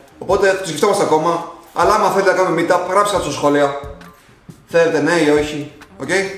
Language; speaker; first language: Greek; early bilingual, other home language; Russian